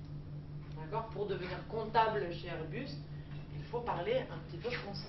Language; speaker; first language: French; native; French